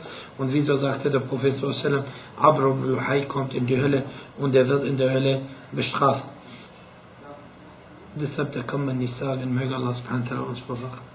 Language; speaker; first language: German; non-native, fluent; Arabic